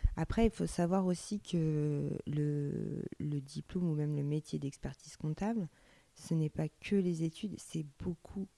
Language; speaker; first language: French; native; French